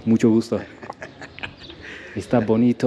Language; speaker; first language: Spanish; non-native, learner; Turkish